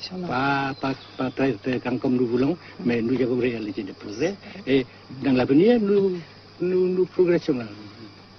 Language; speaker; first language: French; non-native, fluent; Vietnamese